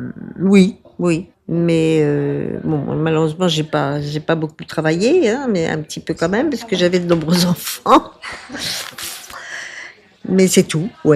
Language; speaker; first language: French; non-native, fluent; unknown